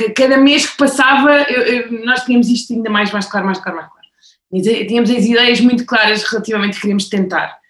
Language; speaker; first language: Portuguese; native; Portuguese